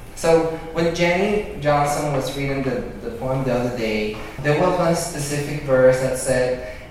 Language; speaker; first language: English; early bilingual, other home language; Spanish